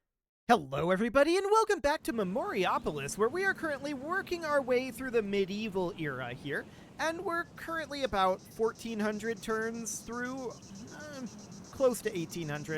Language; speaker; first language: English; native; English